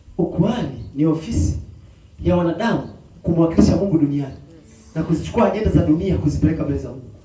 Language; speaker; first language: Swahili; native; Swahili